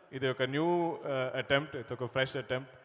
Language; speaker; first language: Telugu; non-native, learner; Malayalam